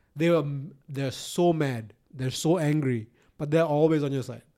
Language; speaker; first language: English; non-native, local second language; Sinhala